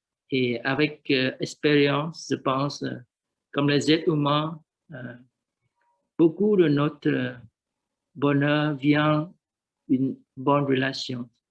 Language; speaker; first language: French; non-native, learner; Vietnamese